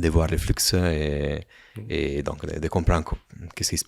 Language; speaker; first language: French; non-native, fluent; Italian